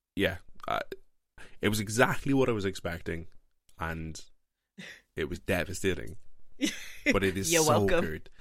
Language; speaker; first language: English; native; English